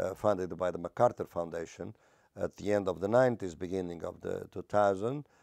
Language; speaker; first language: English; non-native, fluent; Portuguese